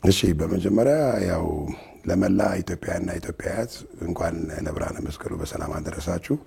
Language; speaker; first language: Amharic; non-native, local second language; Tigrinya